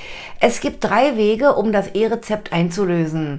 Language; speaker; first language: German; native; German